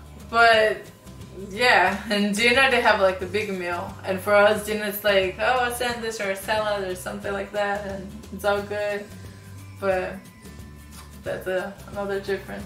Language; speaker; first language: English; non-native, fluent; Portuguese